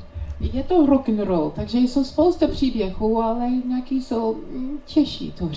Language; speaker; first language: Czech; non-native, learner; English